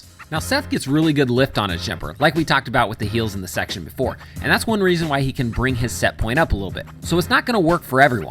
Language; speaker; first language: English; native; English